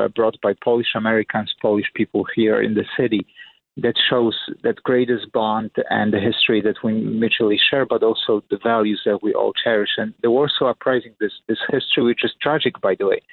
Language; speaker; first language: English; non-native, fluent; Polish